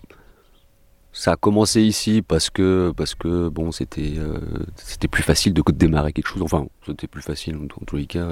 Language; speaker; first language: French; native; French